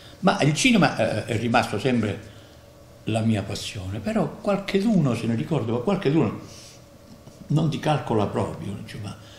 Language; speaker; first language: Italian; native; Italian